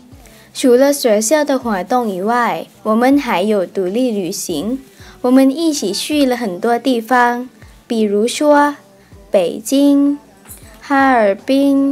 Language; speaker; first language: Chinese; non-native, learner; Thai